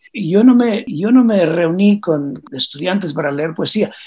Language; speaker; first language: Spanish; early bilingual, heritage; Spanish